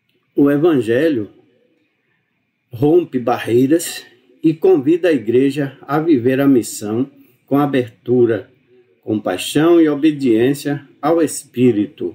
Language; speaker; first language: Portuguese; native; Portuguese